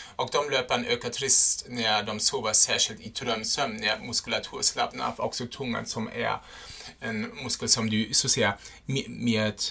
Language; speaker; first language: Swedish; non-native, fluent; German